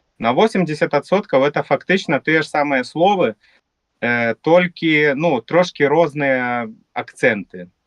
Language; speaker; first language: Belarusian; non-native, local second language; Russian